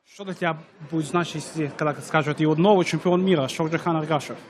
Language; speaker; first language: Russian; native; Russian